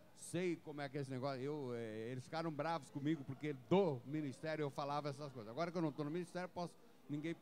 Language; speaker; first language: Portuguese; native; Portuguese